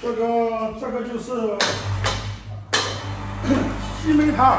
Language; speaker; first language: Chinese; native; Chinese